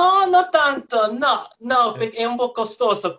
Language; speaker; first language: Italian; early bilingual, heritage; English